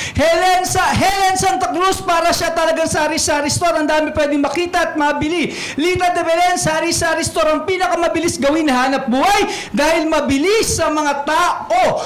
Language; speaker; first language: Filipino; native; Filipino